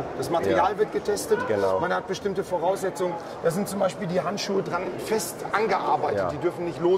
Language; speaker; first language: German; native; German